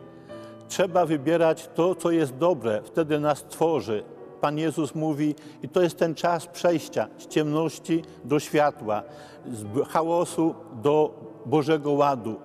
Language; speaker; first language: Polish; native; Polish